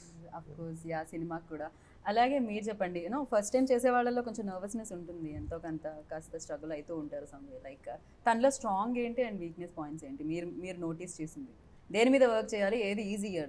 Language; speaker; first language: Telugu; native; Telugu